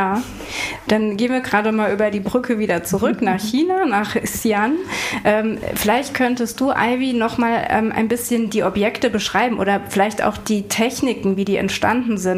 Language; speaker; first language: German; native; German